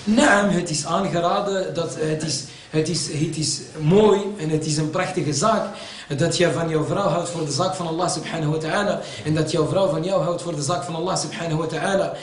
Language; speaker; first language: Dutch; early bilingual, other home language; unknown